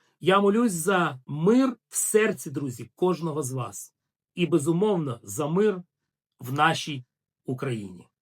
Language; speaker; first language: Ukrainian; non-native, local second language; Russian